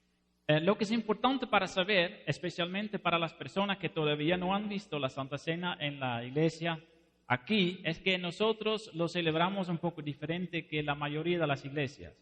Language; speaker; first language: Spanish; non-native, fluent; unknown